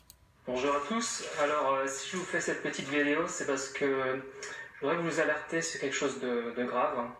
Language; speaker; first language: French; native; French